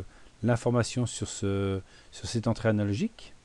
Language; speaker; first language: French; native; French